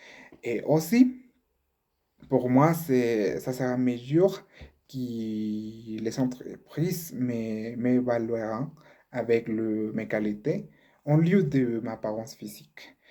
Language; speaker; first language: French; non-native, learner; Spanish